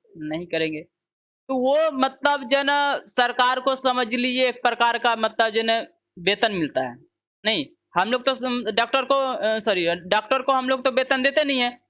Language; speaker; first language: Hindi; native; Hindi